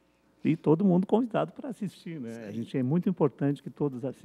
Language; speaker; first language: Portuguese; native; Portuguese